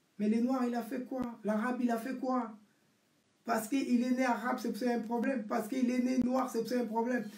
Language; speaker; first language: French; non-native, local second language; Lingala